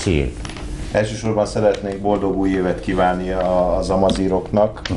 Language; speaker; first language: Hungarian; native; Hungarian